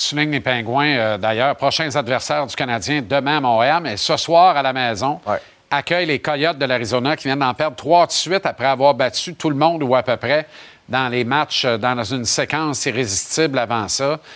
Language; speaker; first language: French; native; French